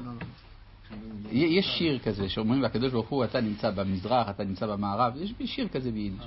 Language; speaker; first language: Hebrew; native; Hebrew